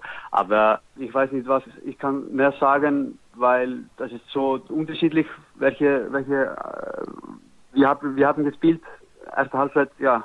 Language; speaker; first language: German; non-native, learner; Icelandic